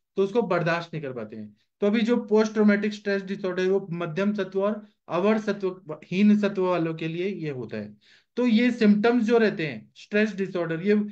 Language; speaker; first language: Hindi; non-native, local second language; Marathi